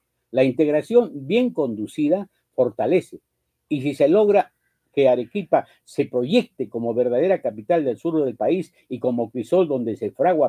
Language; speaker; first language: Spanish; native; Spanish